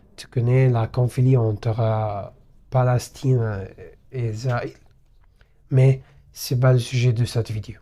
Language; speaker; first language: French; non-native, learner; Arabic